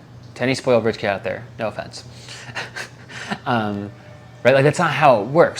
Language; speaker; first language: English; native; English